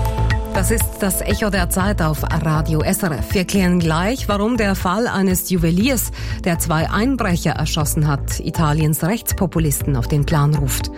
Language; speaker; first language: German; native; German